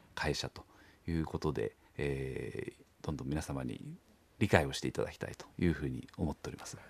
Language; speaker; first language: Japanese; native; Japanese